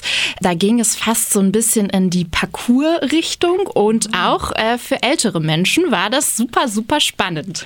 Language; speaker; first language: German; native; German